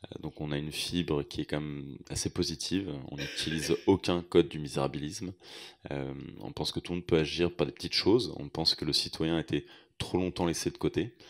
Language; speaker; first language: French; native; French